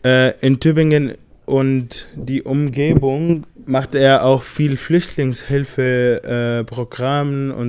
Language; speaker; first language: German; non-native, learner; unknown